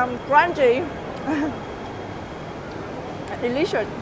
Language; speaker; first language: English; non-native, learner; Vietnamese